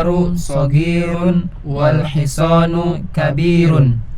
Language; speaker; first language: Arabic; non-native, learner; Indonesian